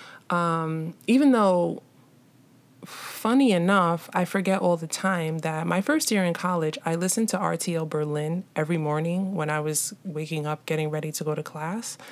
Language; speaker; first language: English; native; English